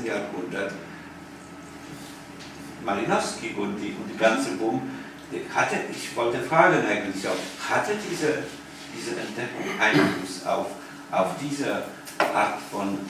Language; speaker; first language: German; non-native, fluent; Polish